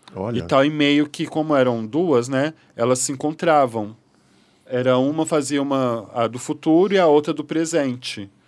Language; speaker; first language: Portuguese; native; Portuguese